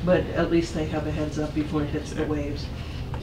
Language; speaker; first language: English; native; English